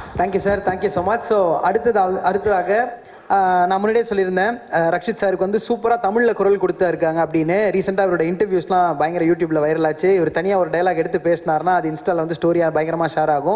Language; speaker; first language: Tamil; native; Tamil